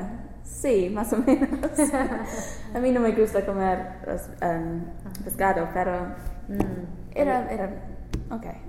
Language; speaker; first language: Spanish; non-native, learner; English